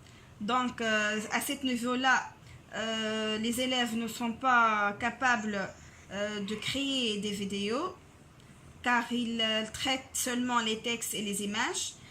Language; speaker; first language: French; non-native, local second language; Arabic